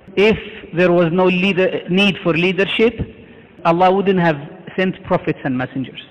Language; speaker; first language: English; non-native, fluent; Arabic